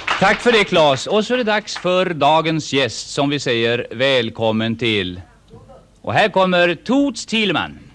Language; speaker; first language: Swedish; native; Swedish